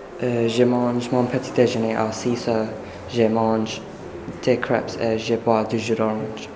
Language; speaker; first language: French; non-native, learner; English